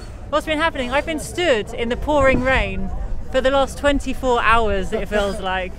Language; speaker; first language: English; native; English